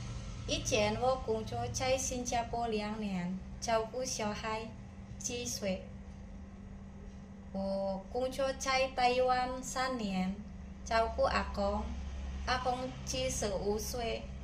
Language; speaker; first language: Chinese; non-native, learner; Indonesian